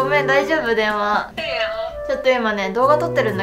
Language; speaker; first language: Japanese; native; Japanese